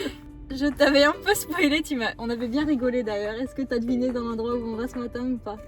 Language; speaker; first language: French; native; French